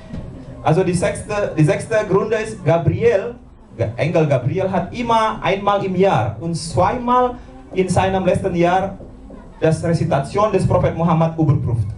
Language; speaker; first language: German; non-native, learner; Indonesian